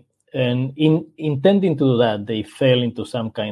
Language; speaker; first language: English; non-native, fluent; Spanish